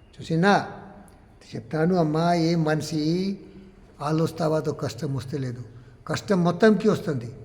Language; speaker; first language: Telugu; non-native, learner; Hindi